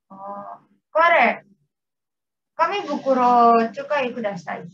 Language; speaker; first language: Japanese; non-native, learner; Indonesian